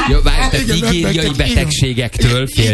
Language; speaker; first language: Hungarian; native; Hungarian